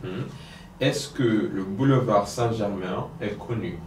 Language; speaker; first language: French; non-native, fluent; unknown